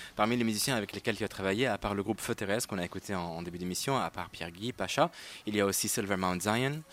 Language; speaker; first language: French; non-native, local second language; Arabic